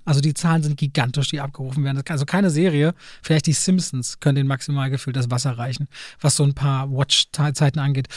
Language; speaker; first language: German; native; German